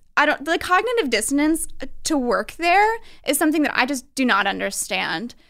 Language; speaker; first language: English; native; English